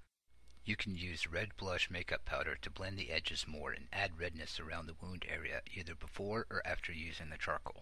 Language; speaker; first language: English; native; English